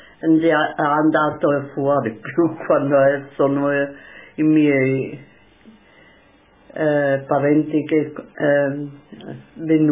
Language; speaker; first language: Italian; non-native, local second language; German